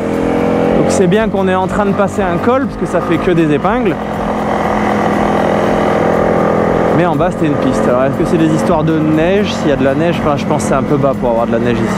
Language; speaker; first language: French; native; French